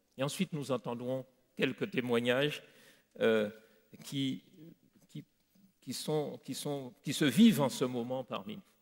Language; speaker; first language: French; native; French